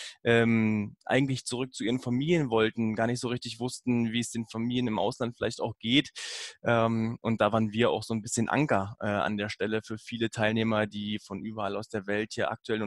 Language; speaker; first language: German; native; German